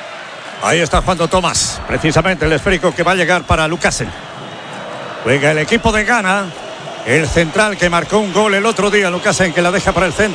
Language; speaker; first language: Spanish; native; Spanish